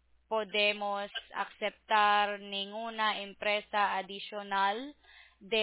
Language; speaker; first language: Spanish; non-native, learner; English